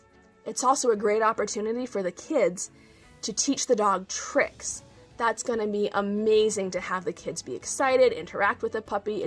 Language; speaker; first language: English; native; English